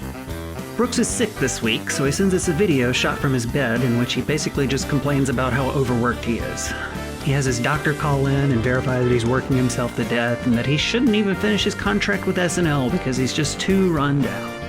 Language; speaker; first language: English; native; English